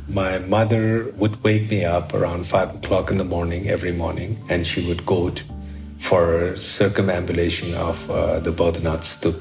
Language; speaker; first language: English; non-native, local second language; Sherpa